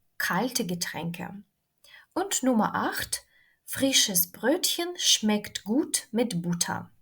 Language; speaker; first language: German; non-native, fluent; Ukrainian